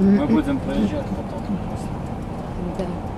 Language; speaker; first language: Russian; native; Russian